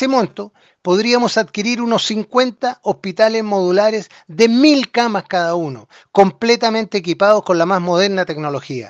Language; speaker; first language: Spanish; native; Spanish